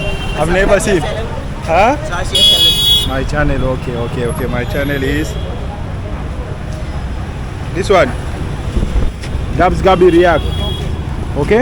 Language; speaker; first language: English; non-native, fluent; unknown